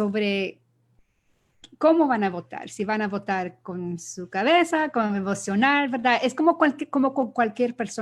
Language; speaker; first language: Spanish; early bilingual, other home language; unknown